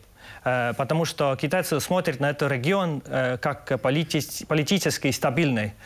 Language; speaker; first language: Russian; non-native, local second language; Estonian